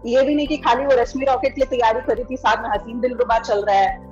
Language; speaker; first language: Hindi; native; Hindi